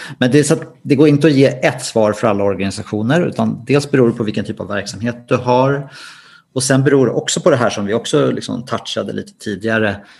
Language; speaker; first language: Swedish; native; Swedish